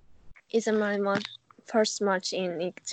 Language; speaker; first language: English; non-native, learner; Japanese